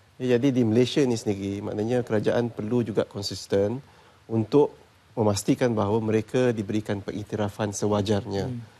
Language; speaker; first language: Malay; native; Malay